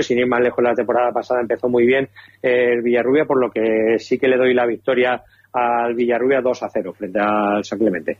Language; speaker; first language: Spanish; native; Spanish